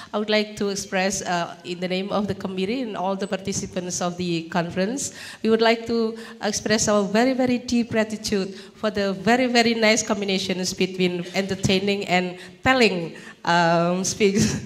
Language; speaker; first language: English; non-native, fluent; Indonesian